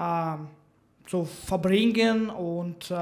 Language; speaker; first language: German; non-native, learner; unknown